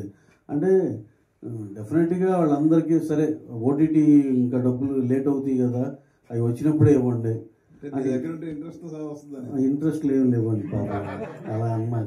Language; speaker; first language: Telugu; native; Telugu